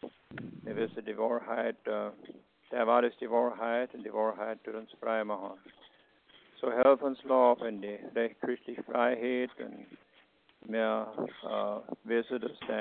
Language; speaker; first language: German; early bilingual, heritage; Pennsylvania German